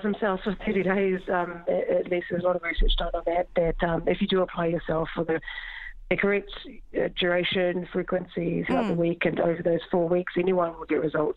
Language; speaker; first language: English; native; English